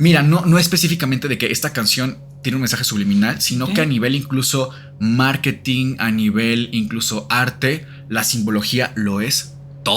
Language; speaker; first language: Spanish; native; Spanish